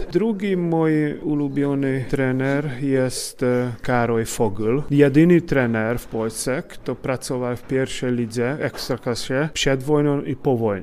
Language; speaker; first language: Polish; non-native, fluent; Hungarian